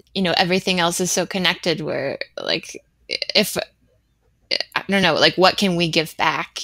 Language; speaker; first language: English; native; English